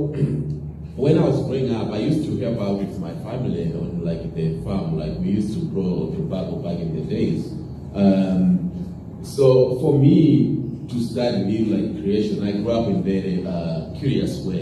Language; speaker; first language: English; non-native, local second language; Nyanja